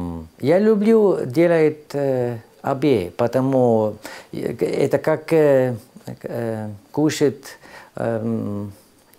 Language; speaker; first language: Russian; non-native, learner; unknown